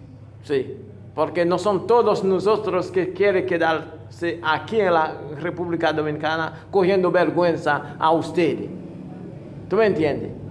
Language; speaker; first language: Spanish; non-native, fluent; Haitian Creole